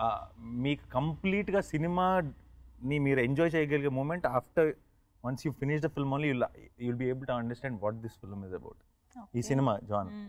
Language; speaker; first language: Telugu; native; Telugu